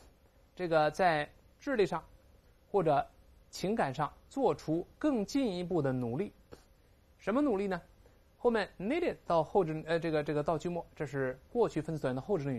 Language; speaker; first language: Chinese; native; Chinese